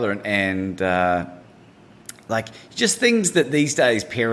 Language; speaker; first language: English; native; English